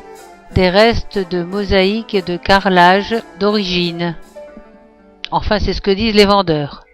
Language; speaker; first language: French; native; French